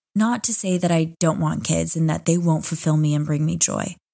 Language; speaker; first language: English; native; English